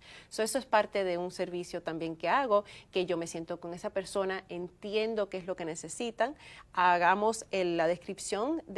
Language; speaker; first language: Spanish; early bilingual, heritage; Spanish